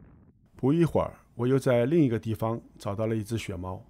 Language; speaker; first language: Chinese; native; Chinese